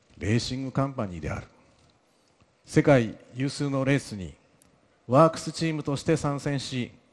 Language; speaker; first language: Japanese; native; Japanese